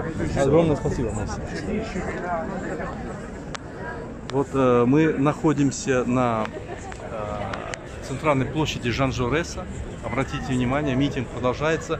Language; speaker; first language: Russian; non-native, local second language; Turkmen